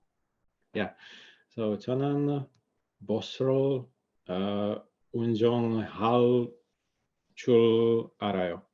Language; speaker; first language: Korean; non-native, learner; English